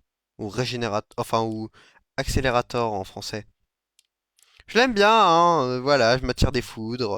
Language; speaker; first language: French; native; French